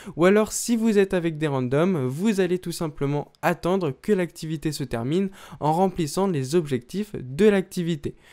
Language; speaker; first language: French; native; French